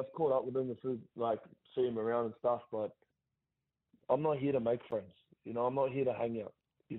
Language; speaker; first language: English; native; English